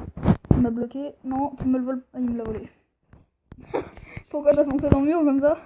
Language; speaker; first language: French; native; French